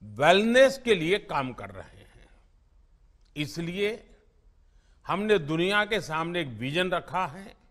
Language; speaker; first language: Hindi; non-native, local second language; Gujarati